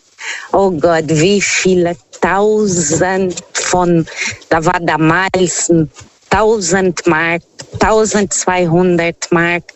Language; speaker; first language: German; non-native, fluent; Portuguese